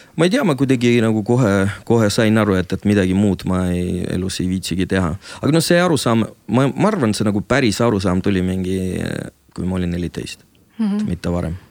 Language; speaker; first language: Estonian; non-native, local second language; Russian